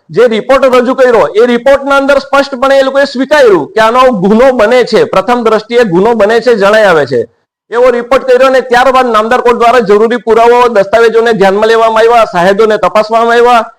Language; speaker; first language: Gujarati; native; Gujarati